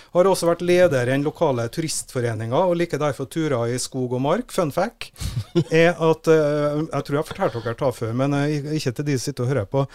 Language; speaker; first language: Norwegian; native; Norwegian